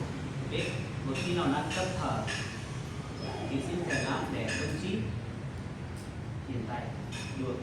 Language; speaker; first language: Vietnamese; non-native, learner; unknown